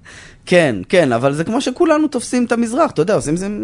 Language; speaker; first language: Hebrew; native; Hebrew